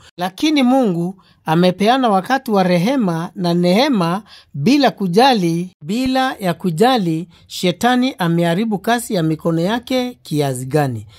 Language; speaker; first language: Swahili; non-native, local second language; Luo (Kenya and Tanzania)